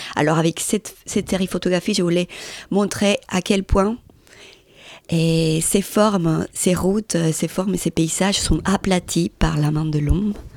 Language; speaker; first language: French; non-native, fluent; Spanish